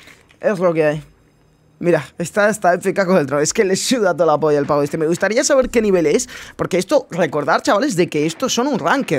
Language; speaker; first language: Spanish; native; Spanish